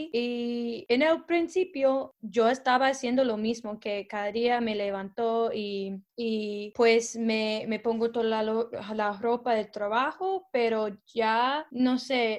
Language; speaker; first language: Spanish; non-native, fluent; English